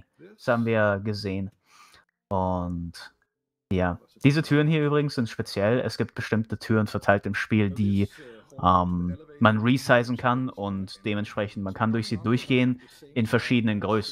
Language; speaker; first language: German; native; German